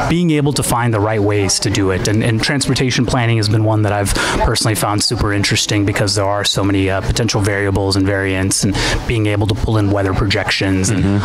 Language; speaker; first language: English; native; English